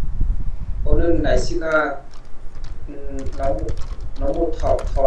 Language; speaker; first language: Korean; non-native, learner; Vietnamese